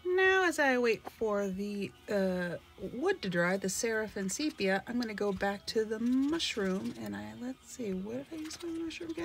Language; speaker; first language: English; native; English